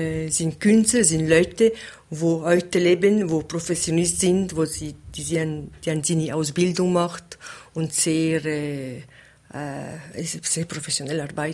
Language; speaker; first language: German; non-native, local second language; Italian